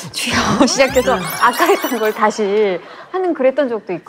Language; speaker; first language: Korean; native; Korean